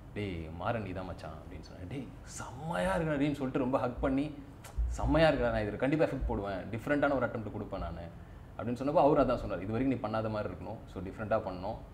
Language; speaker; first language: Tamil; native; Tamil